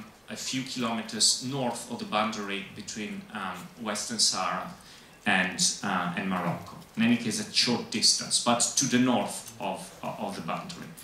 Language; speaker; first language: English; non-native, fluent; Italian